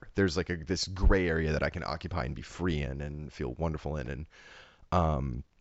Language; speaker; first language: English; native; English